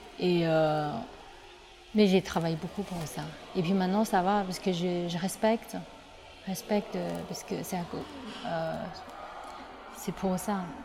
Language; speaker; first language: French; non-native, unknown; Chinese